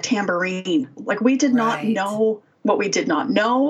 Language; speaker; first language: English; native; English